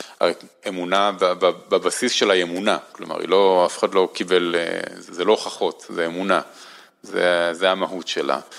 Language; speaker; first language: Hebrew; native; Hebrew